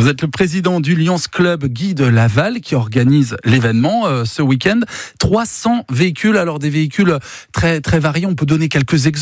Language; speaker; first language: French; native; French